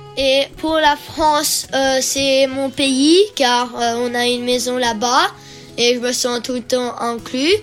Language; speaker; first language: French; early bilingual, heritage; French